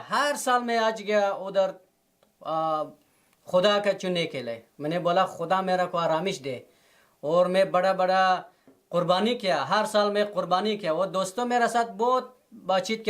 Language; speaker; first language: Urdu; non-native, learner; Persian